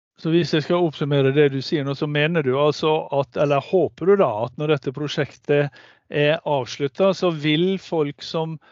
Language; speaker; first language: Norwegian; native; Norwegian